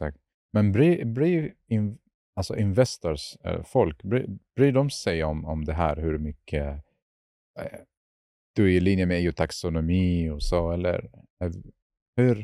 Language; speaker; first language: Swedish; non-native, fluent; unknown